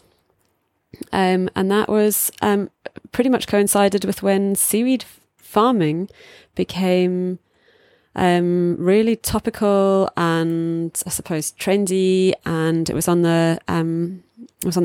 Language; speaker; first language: English; native; English